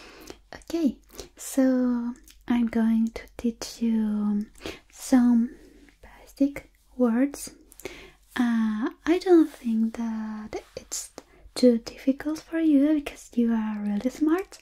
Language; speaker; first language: English; non-native, fluent; Spanish